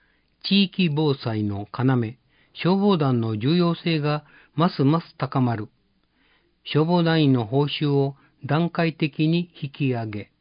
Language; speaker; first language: Japanese; native; Japanese